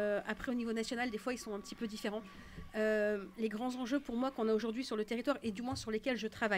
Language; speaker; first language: French; native; French